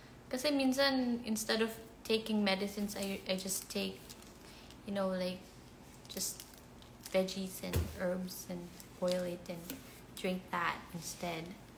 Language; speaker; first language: English; non-native, local second language; Filipino